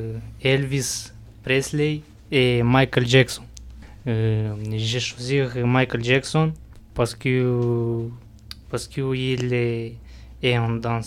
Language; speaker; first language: French; non-native, learner; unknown